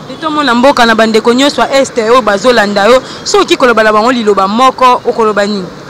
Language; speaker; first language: Lingala; native; Lingala